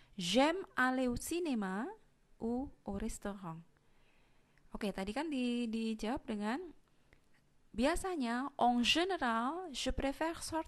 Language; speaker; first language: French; non-native, fluent; Indonesian